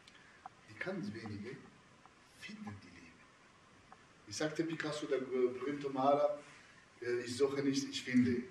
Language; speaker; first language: German; non-native, fluent; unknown